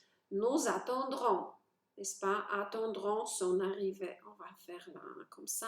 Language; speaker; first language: French; non-native, fluent; Polish